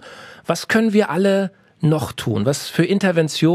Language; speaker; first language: German; native; German